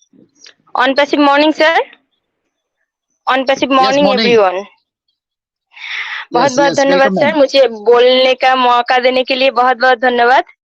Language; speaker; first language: Hindi; non-native, local second language; Bangla